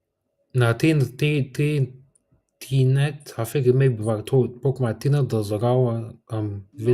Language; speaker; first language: English; early bilingual, heritage; Arabic